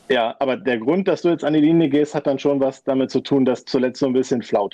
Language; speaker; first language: German; native; German